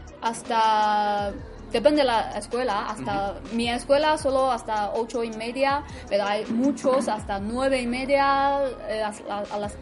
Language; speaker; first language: Spanish; non-native, fluent; Chinese